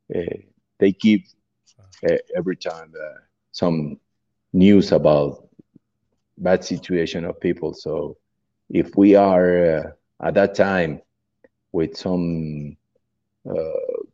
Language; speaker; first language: English; non-native, learner; Spanish